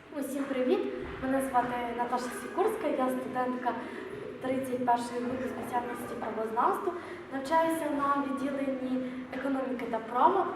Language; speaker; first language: Ukrainian; native; Ukrainian